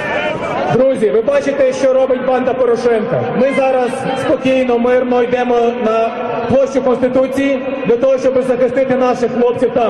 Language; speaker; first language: Ukrainian; native; Ukrainian